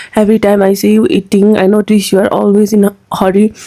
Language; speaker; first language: English; non-native, local second language; Nepali